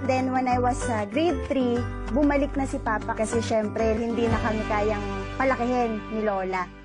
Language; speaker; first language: Filipino; native; Filipino